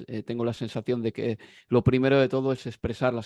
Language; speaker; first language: Spanish; native; Spanish